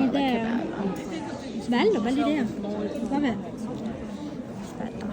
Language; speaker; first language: Italian; native; Italian